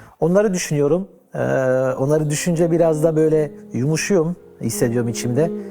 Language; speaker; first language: Turkish; early bilingual, heritage; Turkish